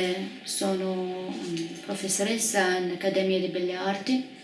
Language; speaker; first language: Italian; non-native, fluent; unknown